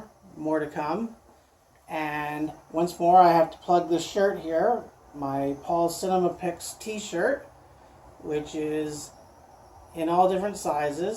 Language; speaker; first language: English; native; English